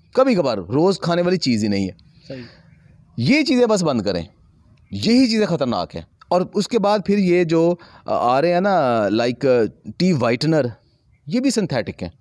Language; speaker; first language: Urdu; non-native, local second language; Punjabi